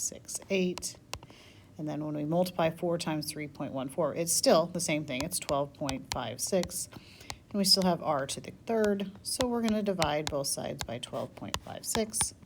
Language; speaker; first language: English; native; English